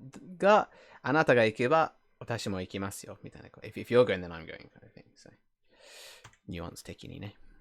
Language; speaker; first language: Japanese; non-native, fluent; English